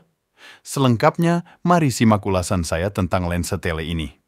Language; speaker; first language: Indonesian; native; Indonesian